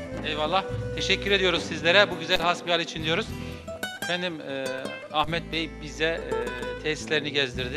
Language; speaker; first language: Turkish; native; Turkish